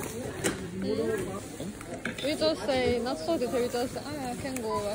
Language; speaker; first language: English; non-native, learner; Korean